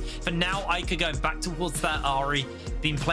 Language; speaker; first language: English; native; English